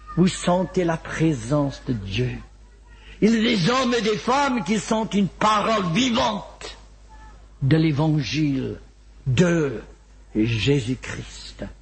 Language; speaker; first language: French; non-native, fluent; Welsh